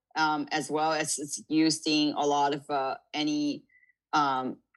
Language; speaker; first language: English; non-native, fluent; Chinese